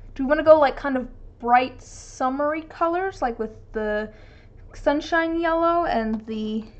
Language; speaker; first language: English; native; English